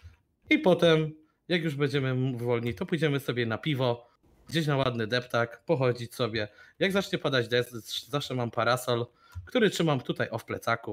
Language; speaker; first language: Polish; native; Polish